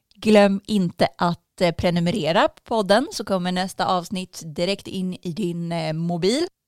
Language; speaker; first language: Swedish; native; Swedish